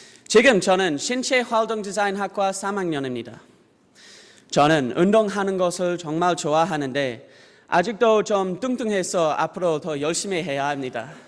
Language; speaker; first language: Korean; non-native, fluent; English